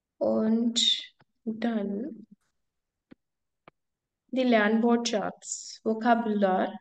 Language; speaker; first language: German; non-native, fluent; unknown